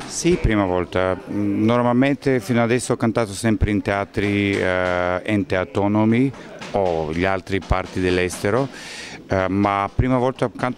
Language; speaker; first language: Italian; non-native, fluent; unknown